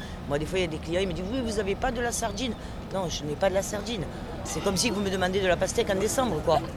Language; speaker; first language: French; native; French